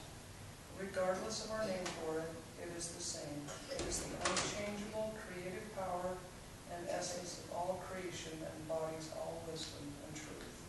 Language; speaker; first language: English; native; English